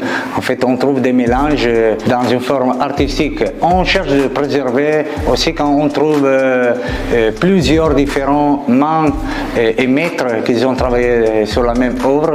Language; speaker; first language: French; non-native, fluent; Italian